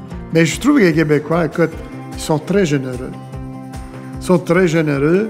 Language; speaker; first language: French; non-native, fluent; Italian